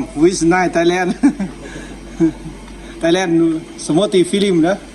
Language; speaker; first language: Russian; non-native, learner; Lao